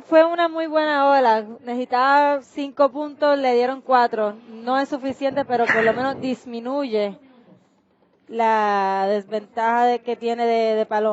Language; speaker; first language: Spanish; native; Spanish